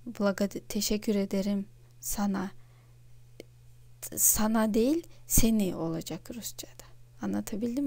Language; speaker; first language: Turkish; non-native, fluent; Russian